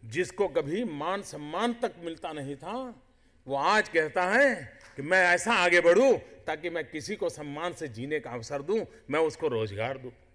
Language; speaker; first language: Hindi; non-native, local second language; Gujarati